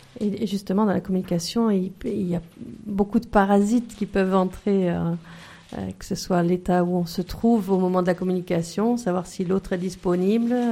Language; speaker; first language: French; native; French